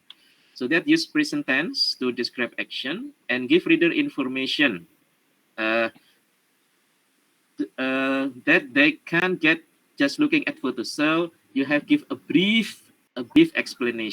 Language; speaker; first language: English; non-native, learner; Indonesian